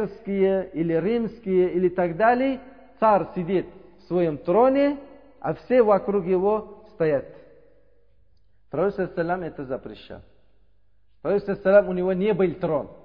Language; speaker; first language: Russian; non-native, learner; Uzbek